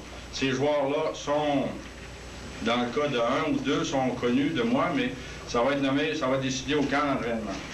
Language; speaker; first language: French; native; French